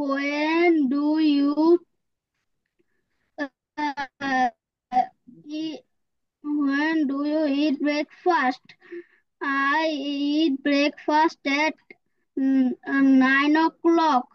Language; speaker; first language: English; non-native, learner; Bangla